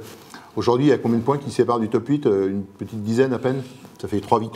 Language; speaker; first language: French; native; French